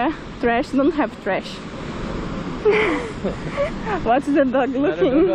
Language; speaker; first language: English; non-native, learner; Portuguese